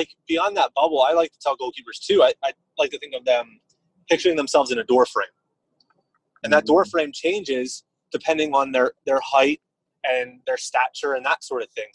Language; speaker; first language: English; native; English